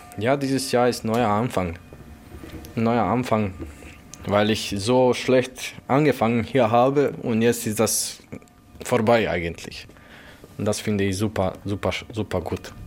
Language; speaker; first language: German; non-native, learner; Bosnian